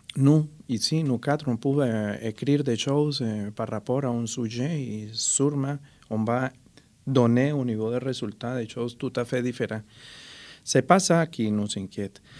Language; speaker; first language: French; non-native, fluent; Spanish